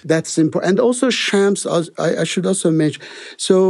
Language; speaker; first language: English; non-native, fluent; Persian